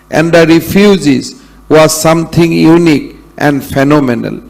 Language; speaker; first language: English; non-native, local second language; Assamese